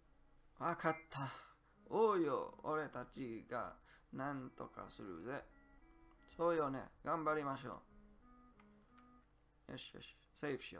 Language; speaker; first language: Japanese; non-native, learner; English